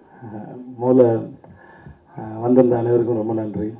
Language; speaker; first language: Tamil; native; Tamil